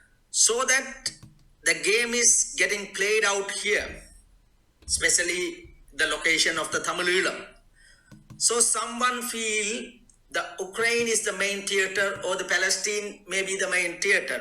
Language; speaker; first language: English; non-native, local second language; Tamil